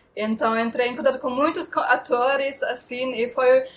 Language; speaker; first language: Portuguese; non-native, fluent; German